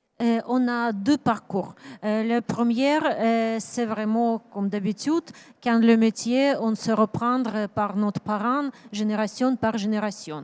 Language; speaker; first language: French; non-native, learner; Ukrainian